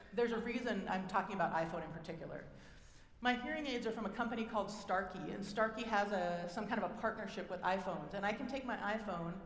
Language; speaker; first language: English; native; English